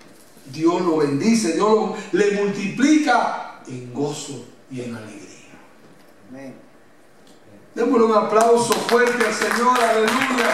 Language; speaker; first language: Spanish; native; Spanish